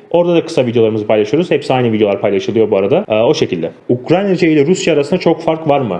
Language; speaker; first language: Turkish; native; Turkish